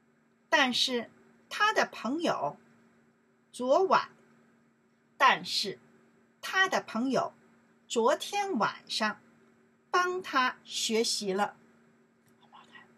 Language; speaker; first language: Chinese; non-native, learner; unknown